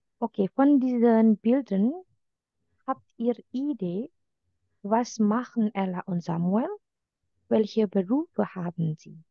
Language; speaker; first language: German; non-native, fluent; Indonesian